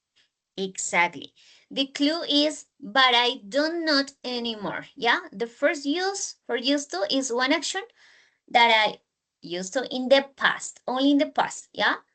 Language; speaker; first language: English; non-native, learner; Spanish